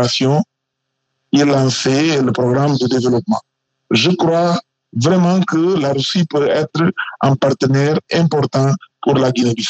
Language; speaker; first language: French; non-native, fluent; Portuguese